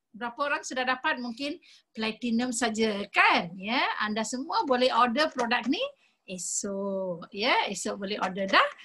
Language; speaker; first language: Malay; non-native, local second language; Tamil